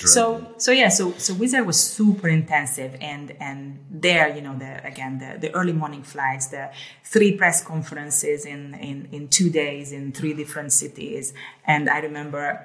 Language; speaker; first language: English; early bilingual, other home language; Hungarian